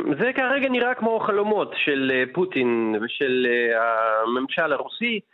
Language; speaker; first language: Hebrew; non-native, fluent; Russian